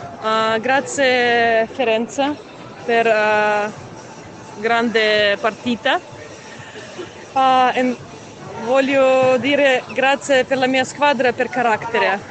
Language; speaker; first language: Italian; non-native, learner; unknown